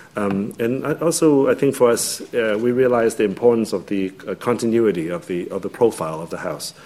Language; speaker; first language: English; non-native, local second language; Cantonese